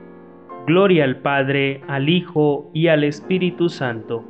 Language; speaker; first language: Spanish; native; Spanish